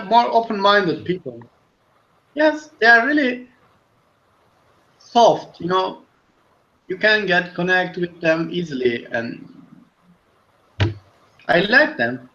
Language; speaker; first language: English; non-native, learner; Turkish